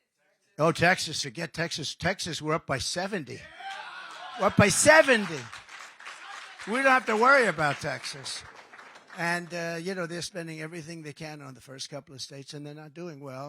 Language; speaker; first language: English; native; English